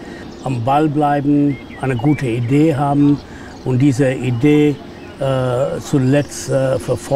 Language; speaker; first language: German; non-native, fluent; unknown